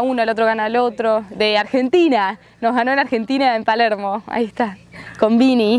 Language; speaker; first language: Spanish; native; Spanish